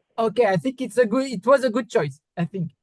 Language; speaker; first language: English; non-native, learner; French